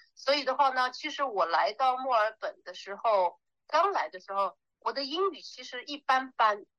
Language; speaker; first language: Chinese; native; Chinese